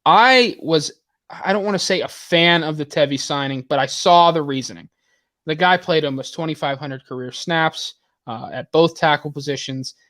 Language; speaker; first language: English; native; English